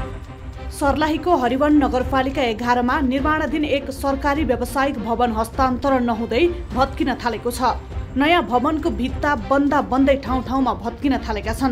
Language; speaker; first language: Nepali; native; Nepali